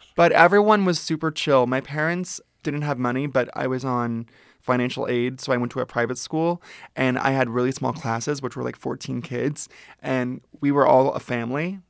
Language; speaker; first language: English; native; English